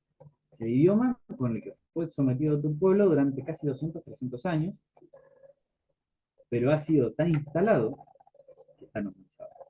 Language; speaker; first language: Spanish; native; Spanish